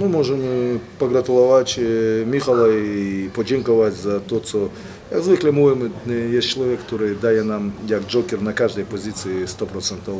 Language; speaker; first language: Polish; non-native, fluent; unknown